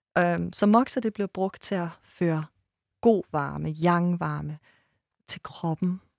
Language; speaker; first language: Danish; early bilingual, other home language; Persian